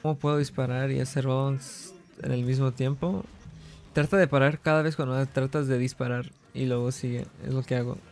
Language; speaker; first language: Spanish; early bilingual, heritage; Spanish